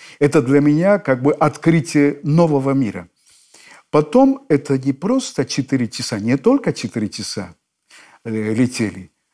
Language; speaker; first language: Russian; non-native, fluent; Spanish